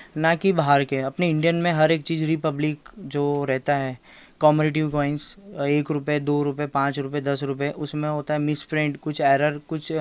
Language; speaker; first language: Hindi; native; Hindi